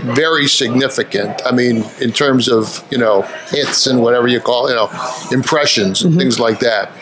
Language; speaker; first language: English; native; English